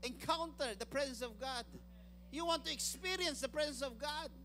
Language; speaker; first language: English; non-native, local second language; Filipino